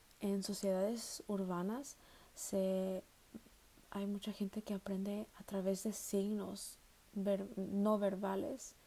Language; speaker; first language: Spanish; early bilingual, heritage; Spanish